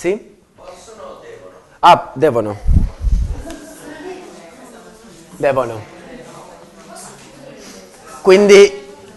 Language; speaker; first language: Italian; non-native, learner; Spanish